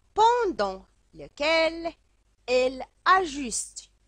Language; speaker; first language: French; non-native, local second language; Arabic